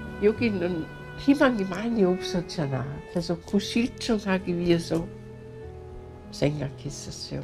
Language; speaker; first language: Korean; non-native, fluent; German